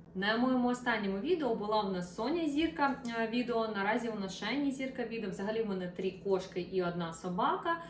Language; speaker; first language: Ukrainian; non-native, local second language; Russian